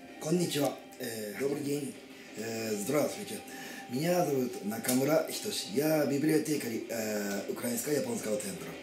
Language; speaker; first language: Russian; non-native, learner; Japanese